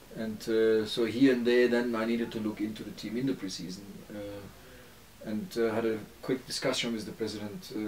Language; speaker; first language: English; non-native, fluent; Turkish